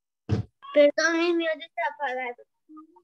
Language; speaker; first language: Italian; non-native, learner; Spanish